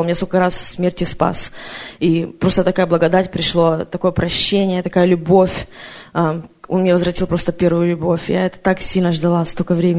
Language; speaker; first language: Russian; native; Russian